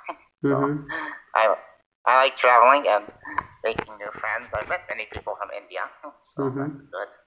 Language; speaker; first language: English; native; English